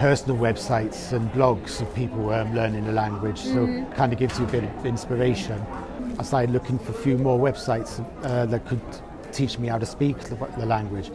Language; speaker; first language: English; native; English